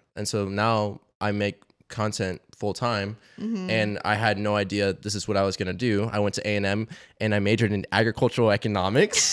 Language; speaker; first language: English; native; English